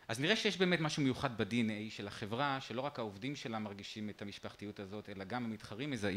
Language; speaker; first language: Hebrew; native; Hebrew